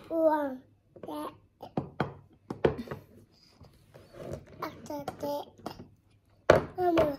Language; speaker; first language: Japanese; native; Japanese